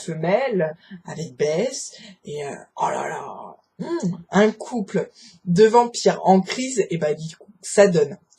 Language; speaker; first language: French; native; French